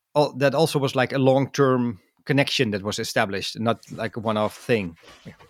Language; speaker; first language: English; non-native, fluent; Dutch